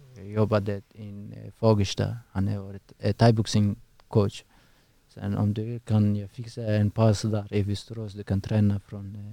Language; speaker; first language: Swedish; non-native, learner; Persian